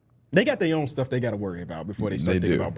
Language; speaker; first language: English; native; English